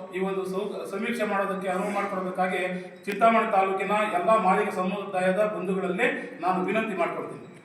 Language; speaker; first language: Kannada; native; Kannada